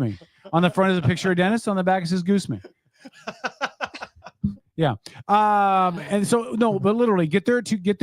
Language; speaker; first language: English; native; English